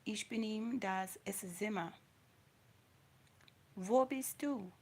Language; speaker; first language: German; non-native, learner; English